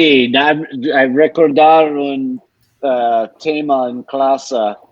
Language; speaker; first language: Spanish; non-native, learner; English